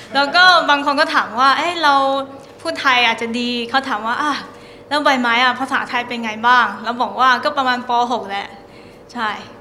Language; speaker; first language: Thai; non-native, fluent; Chinese